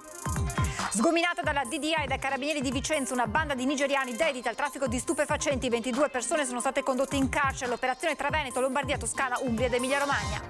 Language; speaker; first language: Italian; native; Italian